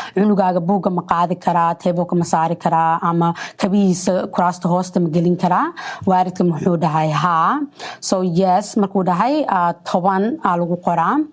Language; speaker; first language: Somali; early bilingual, heritage; Somali